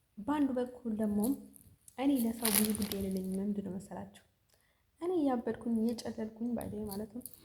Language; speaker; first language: Amharic; early bilingual, heritage; Amharic